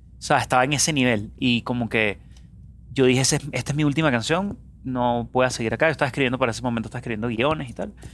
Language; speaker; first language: Spanish; native; Spanish